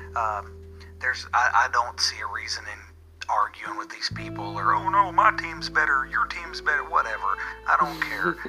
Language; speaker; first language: English; native; English